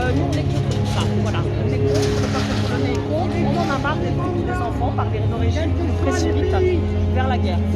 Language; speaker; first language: French; non-native, fluent; Polish